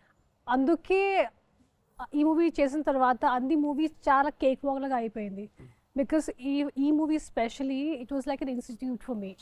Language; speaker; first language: Telugu; non-native, fluent; Hindi